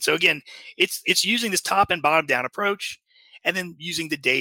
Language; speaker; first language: English; native; English